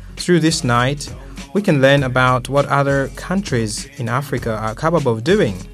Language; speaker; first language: English; non-native, local second language; Nyanja